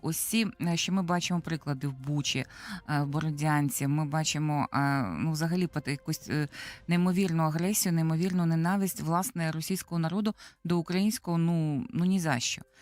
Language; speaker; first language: Ukrainian; native; Ukrainian